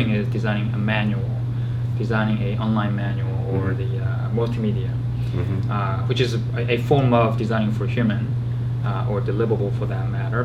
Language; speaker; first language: English; non-native, fluent; Korean